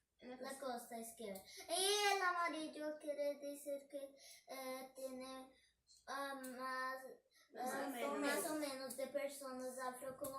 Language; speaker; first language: Spanish; non-native, learner; Portuguese